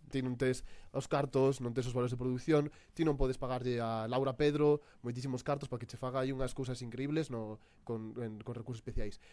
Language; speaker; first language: Galician; non-native, local second language; Spanish